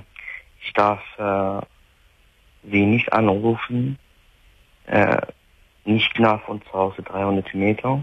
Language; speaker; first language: German; non-native, fluent; Arabic